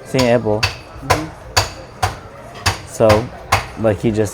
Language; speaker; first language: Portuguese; non-native, learner; English